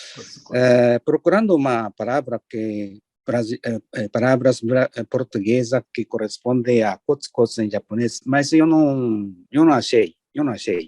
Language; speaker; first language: Portuguese; non-native, learner; Japanese